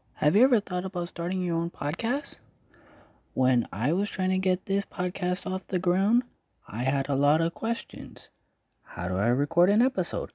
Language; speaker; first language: English; native; English